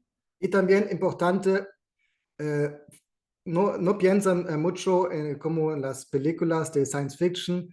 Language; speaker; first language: Spanish; non-native, fluent; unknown